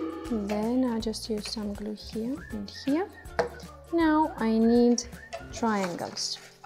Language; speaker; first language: English; non-native, fluent; Russian